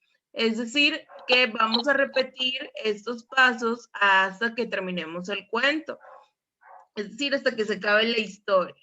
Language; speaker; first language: Spanish; native; Spanish